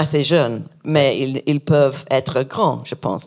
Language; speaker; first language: French; non-native, learner; English